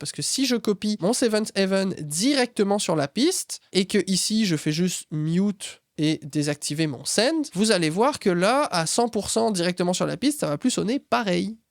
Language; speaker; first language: French; native; French